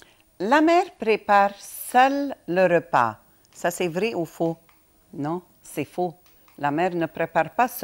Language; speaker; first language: French; non-native, fluent; Arabic